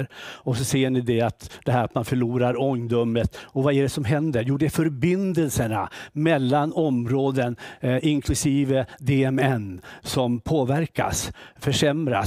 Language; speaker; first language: Swedish; native; Swedish